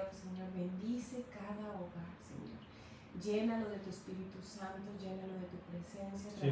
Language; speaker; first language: Spanish; native; Spanish